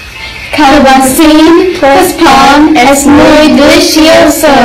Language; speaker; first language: Spanish; non-native, learner; English